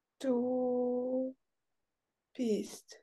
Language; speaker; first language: German; non-native, learner; English